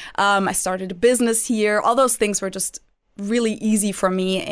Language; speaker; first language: English; non-native, fluent; German